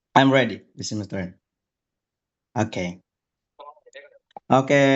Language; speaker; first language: English; non-native, learner; Indonesian